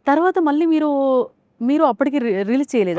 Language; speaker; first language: Telugu; native; Telugu